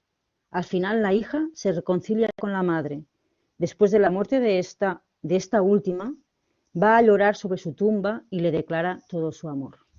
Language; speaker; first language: Spanish; native; Spanish